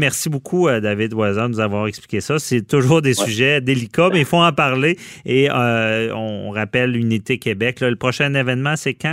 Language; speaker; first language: French; native; French